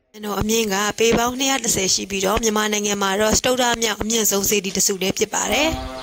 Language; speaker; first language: Burmese; native; Burmese